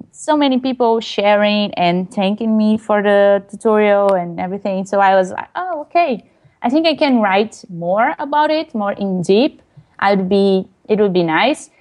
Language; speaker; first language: English; non-native, fluent; Portuguese